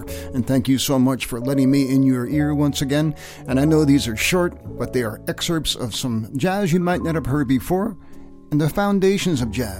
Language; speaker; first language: English; native; English